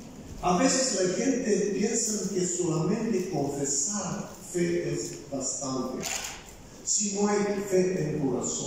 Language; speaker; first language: Spanish; non-native, fluent; Bulgarian